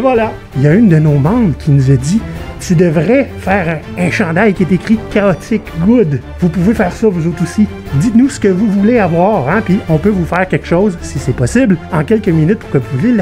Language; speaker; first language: French; native; French